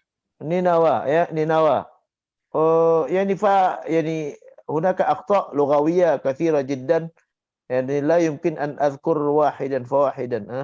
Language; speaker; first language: Arabic; non-native, fluent; Indonesian